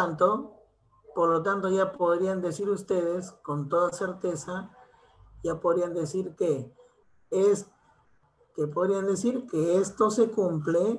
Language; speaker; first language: Spanish; native; Spanish